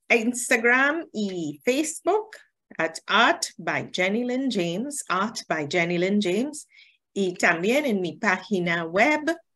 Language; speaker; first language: Spanish; non-native, learner; English